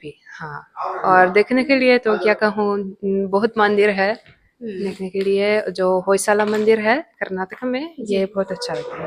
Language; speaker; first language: Hindi; non-native, fluent; Italian